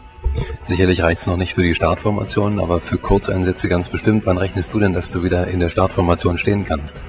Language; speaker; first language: German; native; German